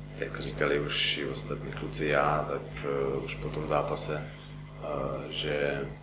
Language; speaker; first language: Czech; non-native, fluent; Slovenian